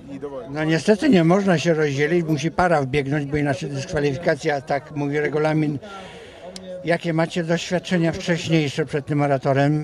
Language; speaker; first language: Polish; native; Polish